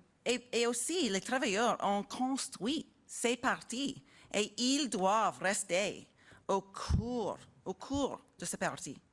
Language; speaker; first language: French; non-native, learner; English